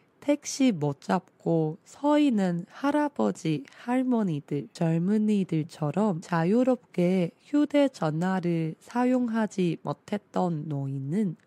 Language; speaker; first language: Korean; non-native, fluent; Chinese